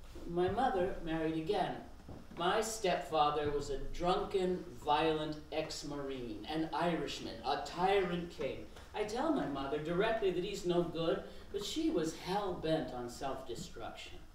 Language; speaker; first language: English; native; English